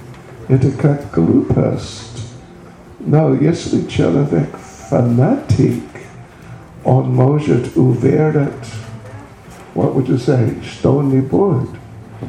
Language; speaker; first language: Russian; non-native, learner; English